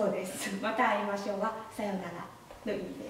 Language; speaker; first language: Japanese; non-native, fluent; Chinese